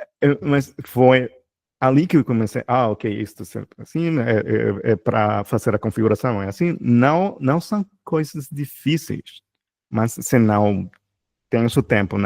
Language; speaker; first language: Portuguese; non-native, fluent; Spanish